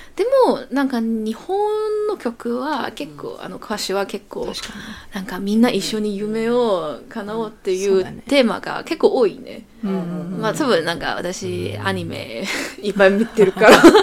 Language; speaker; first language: Japanese; non-native, learner; Cantonese